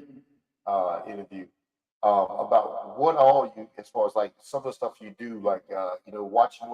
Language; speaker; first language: English; native; English